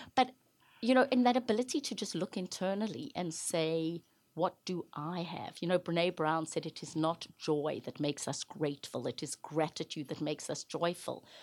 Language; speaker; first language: English; native; English